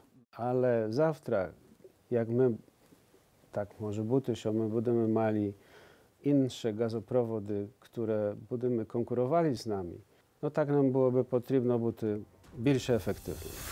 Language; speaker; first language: Ukrainian; non-native, learner; Polish